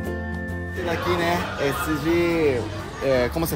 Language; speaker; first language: Portuguese; non-native, fluent; Japanese